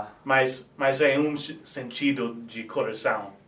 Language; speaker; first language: Portuguese; non-native, fluent; English